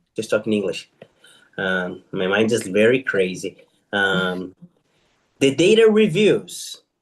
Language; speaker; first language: English; non-native, fluent; Portuguese